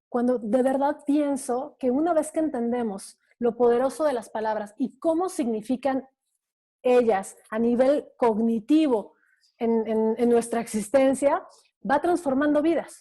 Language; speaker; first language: Spanish; native; Spanish